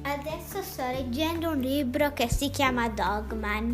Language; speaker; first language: Italian; early bilingual, heritage; English